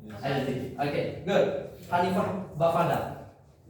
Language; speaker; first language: English; non-native, fluent; Indonesian